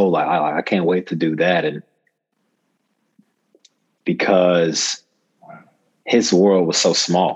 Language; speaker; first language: English; native; English